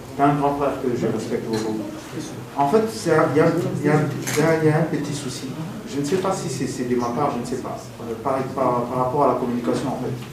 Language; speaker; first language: French; non-native, local second language; Lingala